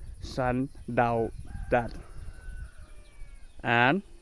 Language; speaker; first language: English; non-native, learner; Hmong